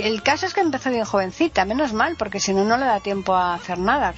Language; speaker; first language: Spanish; native; Spanish